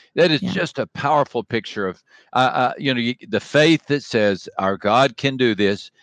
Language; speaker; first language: English; native; English